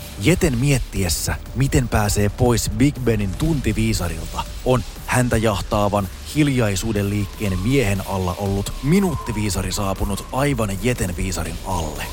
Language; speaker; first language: Finnish; native; Finnish